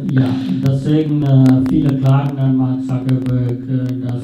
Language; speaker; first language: German; non-native, fluent; Sinhala